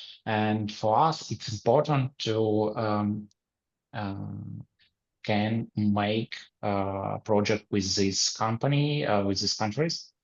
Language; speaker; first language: English; non-native, learner; Ukrainian